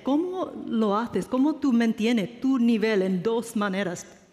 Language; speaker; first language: Spanish; non-native, learner; English